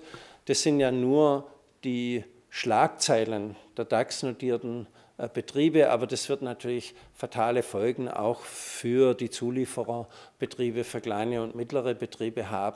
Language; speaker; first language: German; native; German